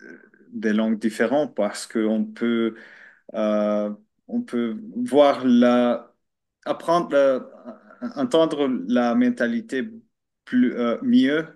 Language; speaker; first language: French; non-native, learner; Finnish